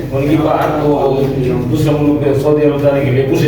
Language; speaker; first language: Hindi; non-native, local second language; Bangla